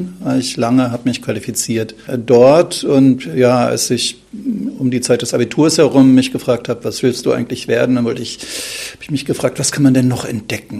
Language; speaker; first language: German; native; German